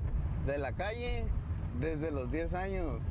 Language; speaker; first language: Spanish; native; Spanish